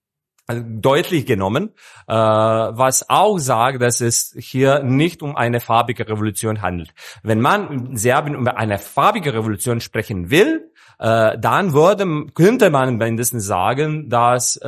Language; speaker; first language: German; non-native, fluent; Serbian